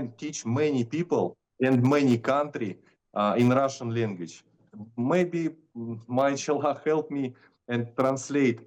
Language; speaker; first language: English; non-native, learner; Russian